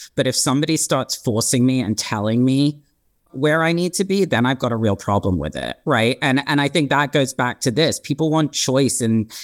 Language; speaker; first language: English; native; English